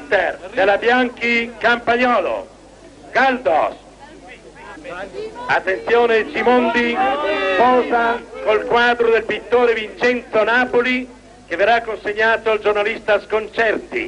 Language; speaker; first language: Italian; native; Italian